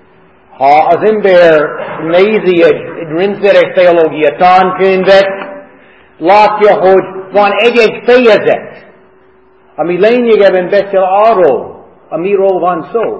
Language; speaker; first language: Hungarian; non-native, fluent; English